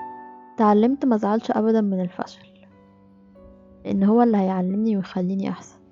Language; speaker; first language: Arabic; native; Arabic